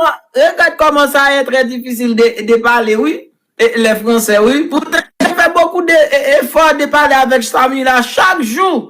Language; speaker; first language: French; non-native, local second language; Haitian Creole